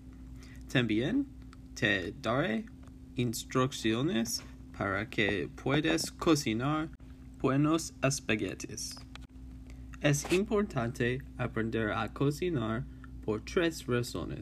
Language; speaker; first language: Spanish; non-native, learner; English